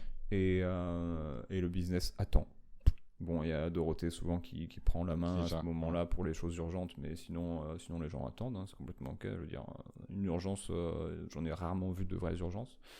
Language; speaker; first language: French; native; French